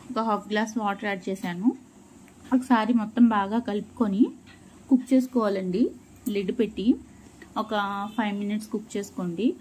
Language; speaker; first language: Telugu; non-native, local second language; Urdu